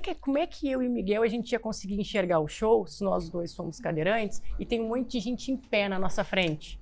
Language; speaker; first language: Portuguese; native; Portuguese